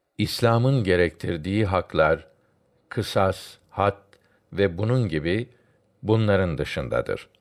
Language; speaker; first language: Turkish; native; Turkish